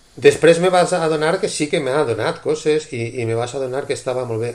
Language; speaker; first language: Spanish; non-native, local second language; Catalan